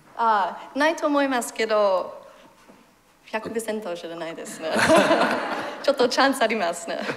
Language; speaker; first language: Japanese; non-native, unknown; English